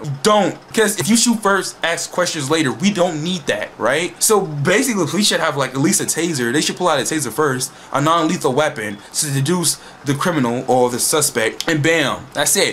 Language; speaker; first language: English; native; English